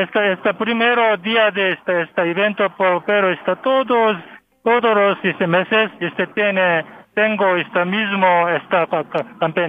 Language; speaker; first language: Spanish; non-native, learner; Korean